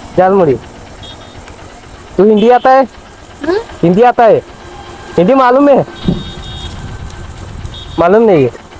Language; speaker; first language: Hindi; non-native, learner; Sylheti